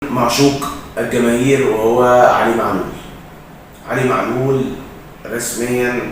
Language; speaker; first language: Arabic; native; Arabic